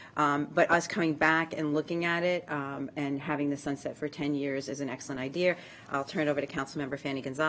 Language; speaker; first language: English; native; English